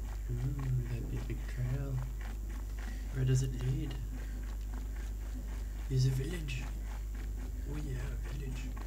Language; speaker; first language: English; non-native, learner; French